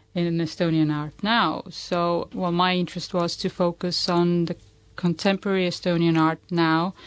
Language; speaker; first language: English; non-native, fluent; Estonian